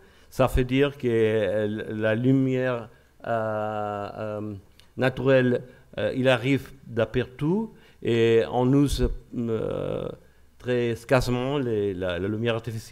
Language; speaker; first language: French; non-native, learner; Spanish